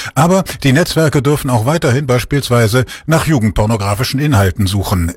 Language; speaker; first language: German; native; German